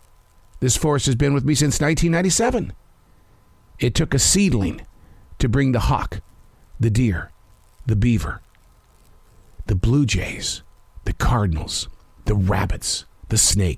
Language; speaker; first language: English; native; English